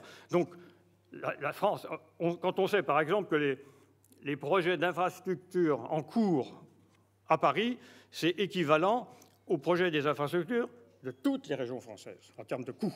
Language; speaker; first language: French; native; French